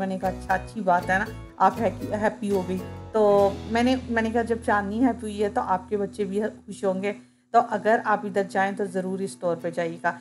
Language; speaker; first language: Urdu; native; Urdu